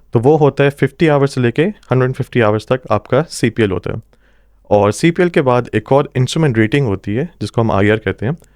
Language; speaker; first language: Urdu; non-native, local second language; Punjabi